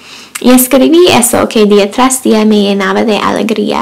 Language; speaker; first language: Spanish; non-native, fluent; English